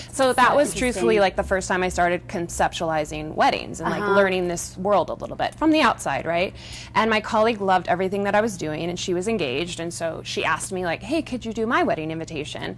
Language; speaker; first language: English; native; English